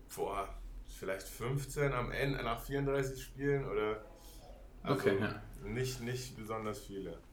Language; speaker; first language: German; non-native, fluent; Danish